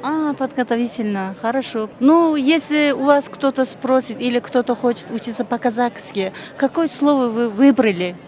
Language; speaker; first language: Russian; non-native, fluent; Turkmen